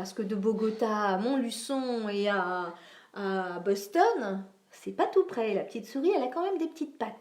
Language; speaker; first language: French; native; French